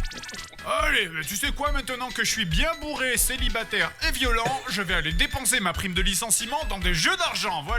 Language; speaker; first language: French; native; French